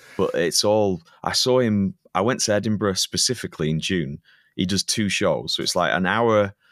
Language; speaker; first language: English; native; English